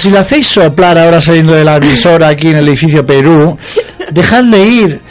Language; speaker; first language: Spanish; non-native, local second language; Catalan